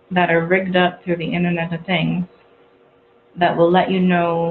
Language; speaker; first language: English; native; English